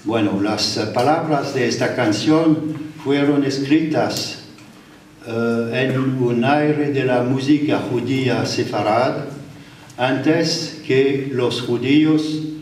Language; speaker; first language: Spanish; non-native, learner; French